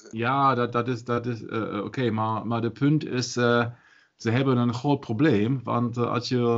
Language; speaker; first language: Dutch; non-native, fluent; German